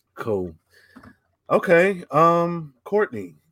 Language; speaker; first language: English; native; English